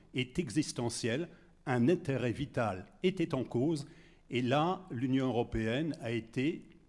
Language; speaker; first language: French; native; French